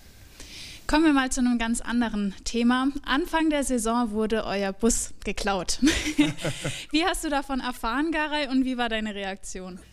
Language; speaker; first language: German; native; German